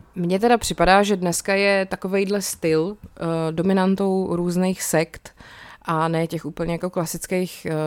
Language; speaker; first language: Czech; native; Czech